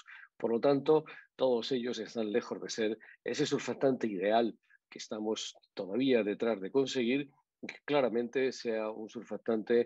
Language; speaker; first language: Spanish; native; Spanish